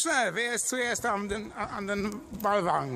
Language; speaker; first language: German; non-native, fluent; Polish